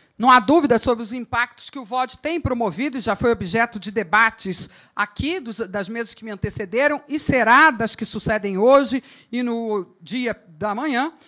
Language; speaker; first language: Portuguese; native; Portuguese